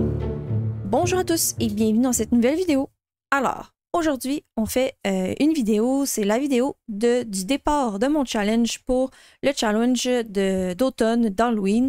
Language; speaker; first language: French; native; French